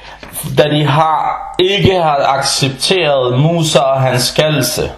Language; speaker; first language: Danish; non-native, fluent; Arabic